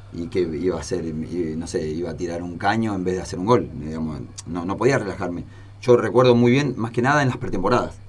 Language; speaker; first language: Spanish; native; Spanish